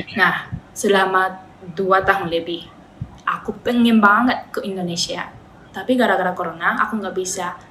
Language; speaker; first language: Indonesian; non-native, fluent; Japanese